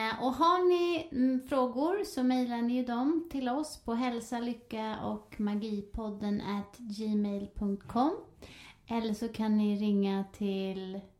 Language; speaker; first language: Swedish; native; Swedish